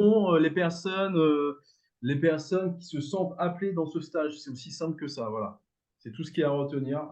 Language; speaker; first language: French; native; French